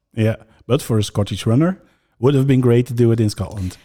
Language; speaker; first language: English; non-native, fluent; Dutch